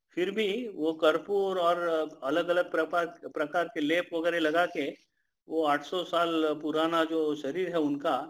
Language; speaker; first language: Hindi; non-native, fluent; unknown